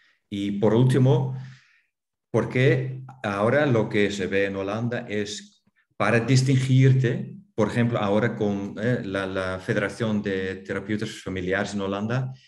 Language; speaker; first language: Spanish; non-native, fluent; Dutch